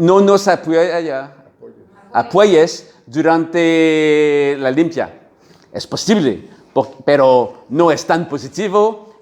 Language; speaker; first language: Spanish; non-native, learner; French